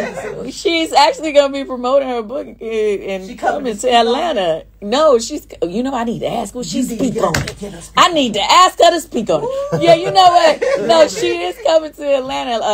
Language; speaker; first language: English; native; English